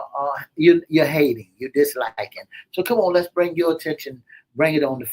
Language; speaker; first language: English; native; English